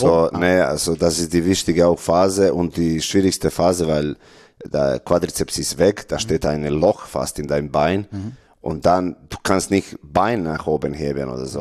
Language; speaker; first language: German; non-native, learner; Serbian